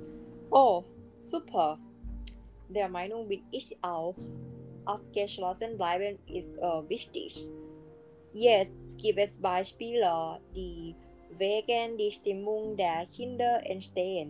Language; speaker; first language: German; non-native, learner; Thai